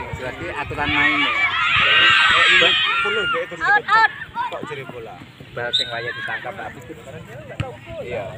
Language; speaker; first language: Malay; non-native, local second language; Javanese